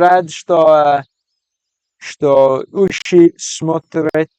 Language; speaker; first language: Russian; non-native, learner; English